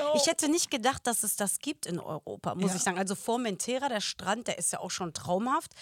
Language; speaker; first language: German; native; German